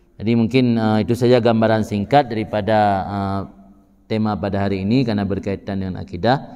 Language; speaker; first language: Malay; non-native, local second language; Achinese